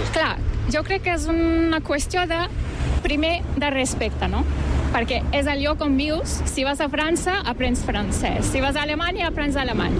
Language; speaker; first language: Catalan; non-native, fluent; Turkish